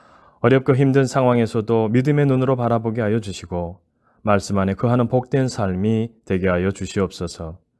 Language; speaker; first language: Korean; native; Korean